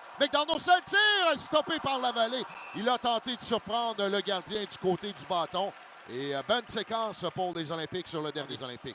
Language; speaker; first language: French; native; French